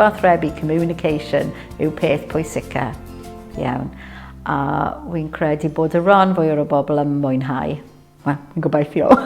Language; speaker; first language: Welsh; non-native, local second language; English